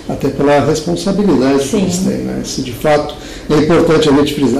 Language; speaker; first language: Portuguese; native; Portuguese